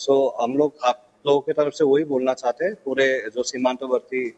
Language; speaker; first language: Hindi; non-native, local second language; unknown